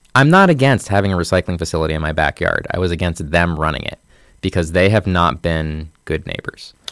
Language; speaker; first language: English; native; English